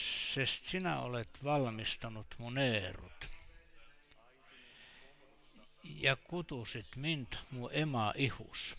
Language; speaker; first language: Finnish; non-native, learner; Estonian